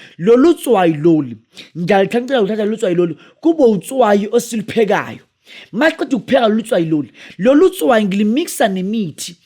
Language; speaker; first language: Zulu; native; Zulu